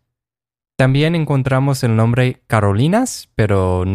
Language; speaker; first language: Spanish; non-native, fluent; English